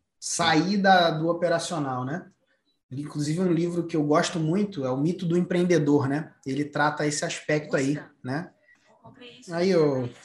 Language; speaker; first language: Portuguese; native; Portuguese